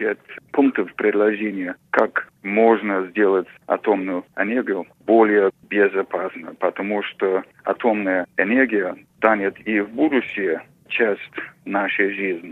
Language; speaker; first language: Russian; non-native, fluent; English